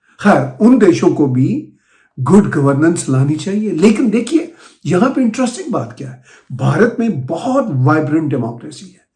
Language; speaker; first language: Urdu; non-native, local second language; Punjabi